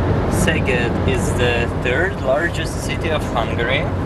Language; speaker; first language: English; non-native, fluent; Ukrainian